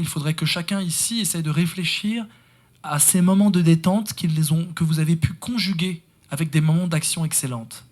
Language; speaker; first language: French; native; French